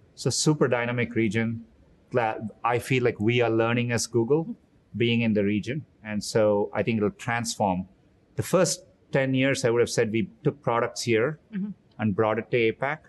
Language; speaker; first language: English; non-native, local second language; Tamil